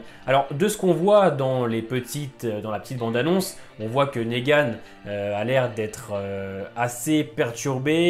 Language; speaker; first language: French; native; French